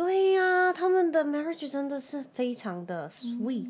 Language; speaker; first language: Chinese; native; Chinese